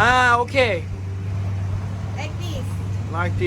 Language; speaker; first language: English; non-native, learner; Turkish